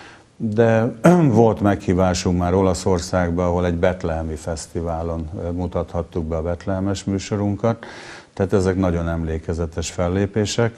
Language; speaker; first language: Hungarian; native; Hungarian